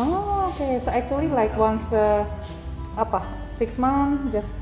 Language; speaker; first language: English; non-native, fluent; Indonesian